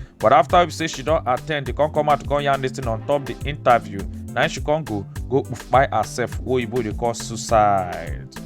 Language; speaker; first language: Nigerian Pidgin; native; Nigerian Pidgin